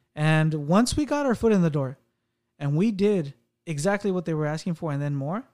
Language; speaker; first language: English; native; English